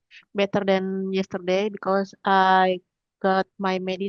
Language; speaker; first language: English; non-native, learner; Indonesian